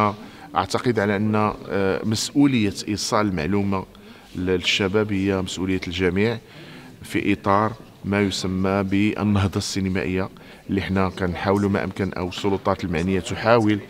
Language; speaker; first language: Arabic; native; Arabic